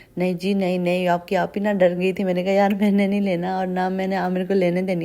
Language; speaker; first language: Hindi; non-native, local second language; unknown